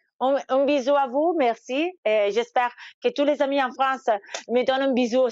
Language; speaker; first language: French; non-native, fluent; Italian